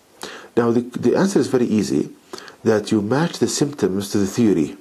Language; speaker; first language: English; non-native, fluent; Arabic